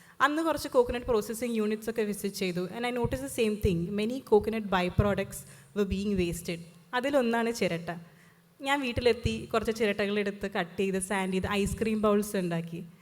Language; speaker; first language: Malayalam; native; Malayalam